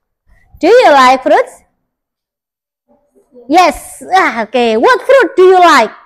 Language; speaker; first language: English; non-native, learner; Indonesian